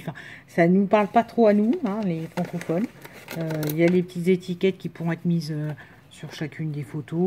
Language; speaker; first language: French; native; French